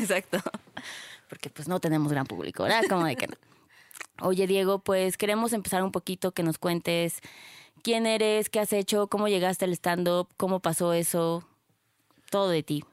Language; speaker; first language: Spanish; native; Spanish